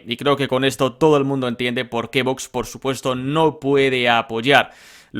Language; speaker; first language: Spanish; native; Spanish